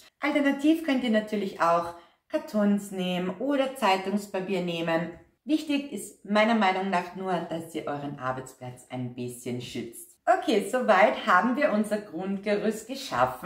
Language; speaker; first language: German; native; German